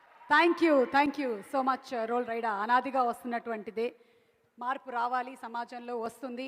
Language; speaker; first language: Telugu; native; Telugu